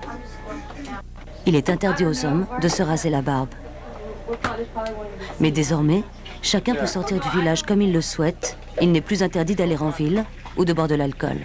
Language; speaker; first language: French; native; French